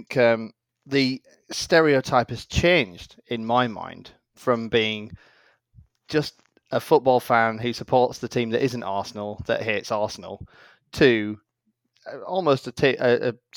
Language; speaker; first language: English; native; English